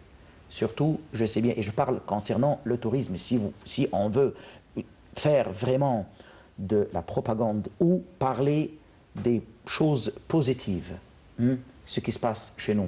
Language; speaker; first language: French; non-native, fluent; Arabic